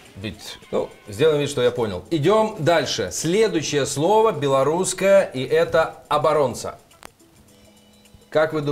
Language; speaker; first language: Russian; native; Russian